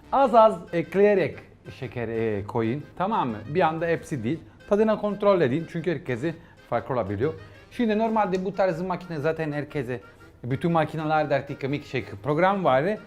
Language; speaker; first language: Turkish; non-native, learner; Italian